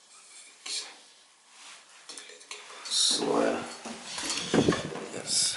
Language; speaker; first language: Swedish; non-native, learner; Russian